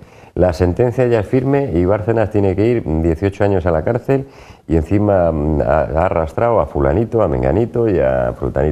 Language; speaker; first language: Spanish; native; Spanish